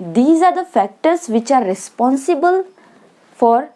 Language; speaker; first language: English; non-native, local second language; Gujarati